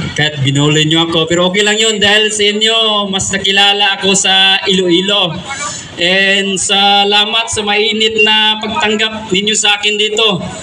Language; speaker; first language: Filipino; non-native, local second language; Cebuano